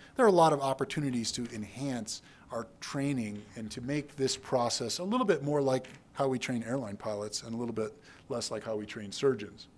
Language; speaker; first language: English; native; English